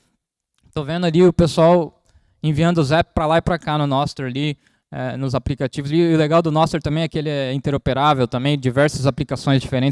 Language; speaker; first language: Portuguese; native; Portuguese